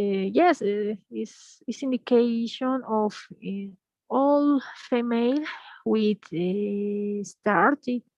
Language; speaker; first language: English; non-native, learner; Spanish